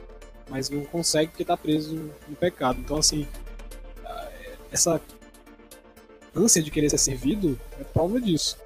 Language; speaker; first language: Portuguese; native; Portuguese